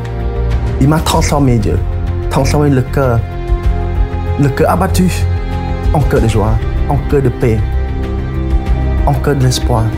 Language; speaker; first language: French; non-native, fluent; Khmer